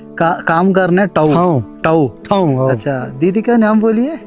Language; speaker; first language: Hindi; non-native, local second language; Malayalam